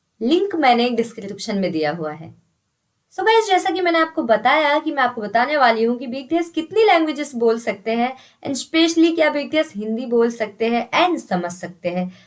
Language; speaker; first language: Hindi; native; Hindi